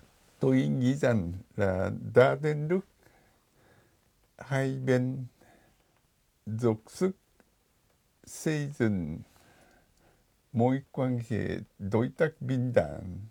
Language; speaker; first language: Vietnamese; non-native, fluent; Japanese